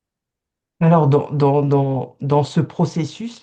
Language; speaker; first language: French; native; French